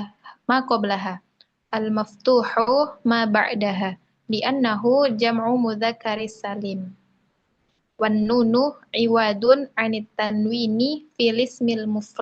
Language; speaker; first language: Arabic; non-native, learner; Indonesian